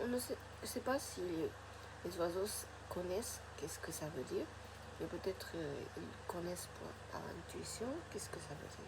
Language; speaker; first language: French; non-native, fluent; Japanese